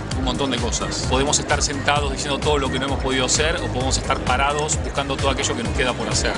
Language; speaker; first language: Spanish; native; Spanish